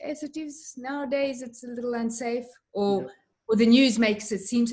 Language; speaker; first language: English; native; English